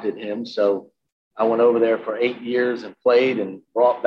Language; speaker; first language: English; native; English